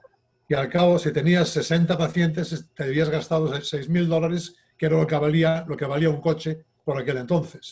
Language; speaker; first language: Spanish; native; Spanish